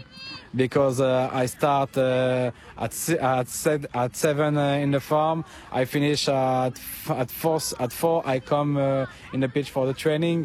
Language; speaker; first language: English; non-native, learner; French